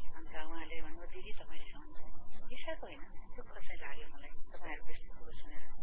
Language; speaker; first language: Nepali; native; Nepali